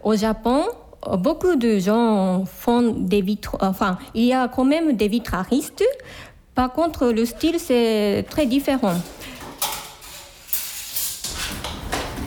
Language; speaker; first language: French; non-native, fluent; Japanese